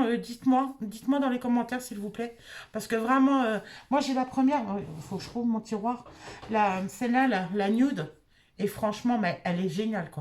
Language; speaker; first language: French; native; French